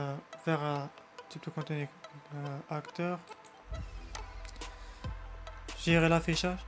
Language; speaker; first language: French; non-native, learner; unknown